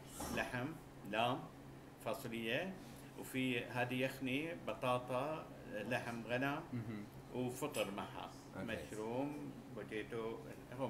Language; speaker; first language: Arabic; native; Arabic